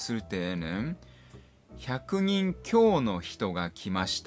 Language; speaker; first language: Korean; non-native, fluent; Japanese